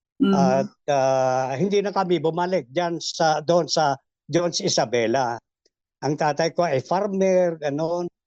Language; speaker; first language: Filipino; native; Filipino